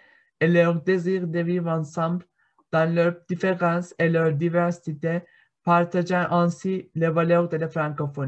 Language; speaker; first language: French; non-native, learner; Turkish